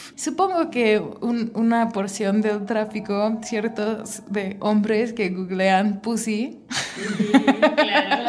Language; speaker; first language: Spanish; non-native, fluent; English